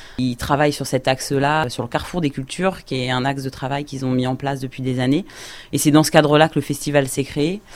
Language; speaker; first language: French; native; French